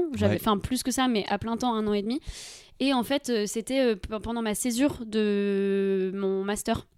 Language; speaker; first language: French; native; French